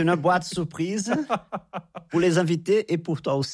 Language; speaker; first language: French; non-native, fluent; Portuguese